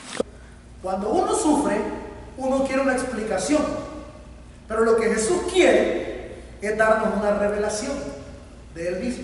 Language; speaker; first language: Spanish; native; Spanish